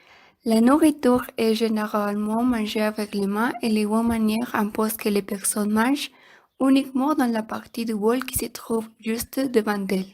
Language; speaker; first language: French; non-native, fluent; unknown